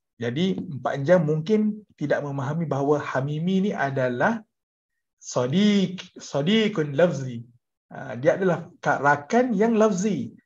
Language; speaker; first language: Malay; native; Malay